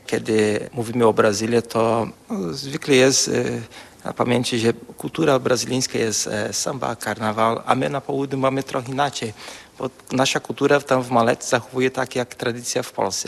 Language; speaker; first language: Polish; early bilingual, heritage; Polish